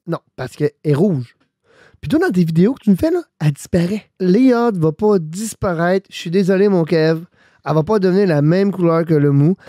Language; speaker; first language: French; native; French